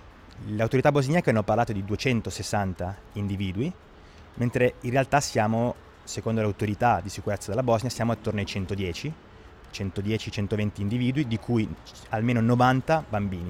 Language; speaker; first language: Italian; native; Italian